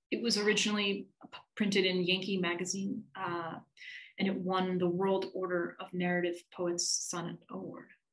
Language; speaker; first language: English; native; English